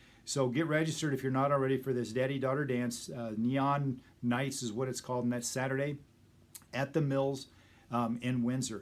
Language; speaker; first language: English; native; English